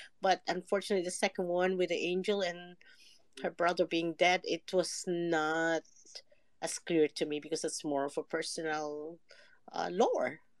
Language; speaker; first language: English; non-native, local second language; Filipino